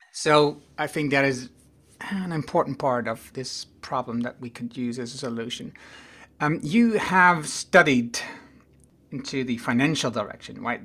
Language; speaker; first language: English; non-native, fluent; Dutch